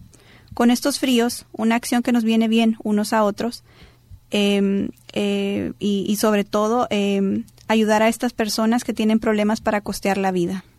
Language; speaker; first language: Spanish; native; Spanish